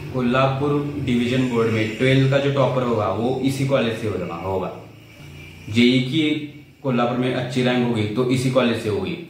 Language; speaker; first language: Hindi; non-native, local second language; Marathi